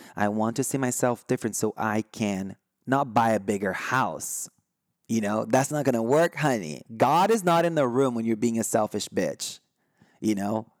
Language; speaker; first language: English; non-native, fluent; Portuguese